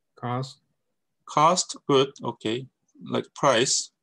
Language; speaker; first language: English; non-native, fluent; Korean